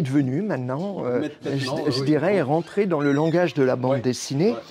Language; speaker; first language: French; native; French